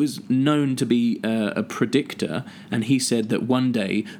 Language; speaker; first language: English; native; English